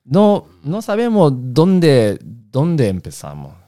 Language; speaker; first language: Spanish; non-native, learner; Japanese